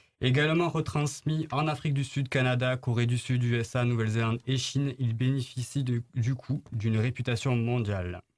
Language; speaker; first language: French; native; French